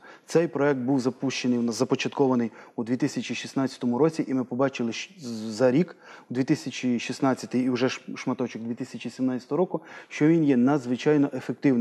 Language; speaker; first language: Ukrainian; native; Ukrainian